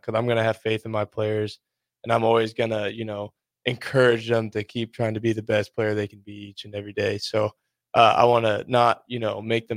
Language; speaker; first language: English; native; English